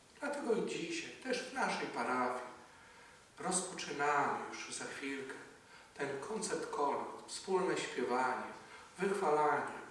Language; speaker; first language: Polish; native; Polish